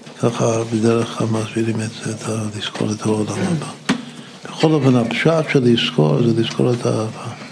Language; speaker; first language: Hebrew; non-native, fluent; English